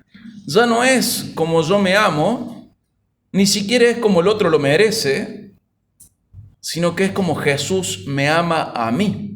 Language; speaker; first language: Spanish; native; Spanish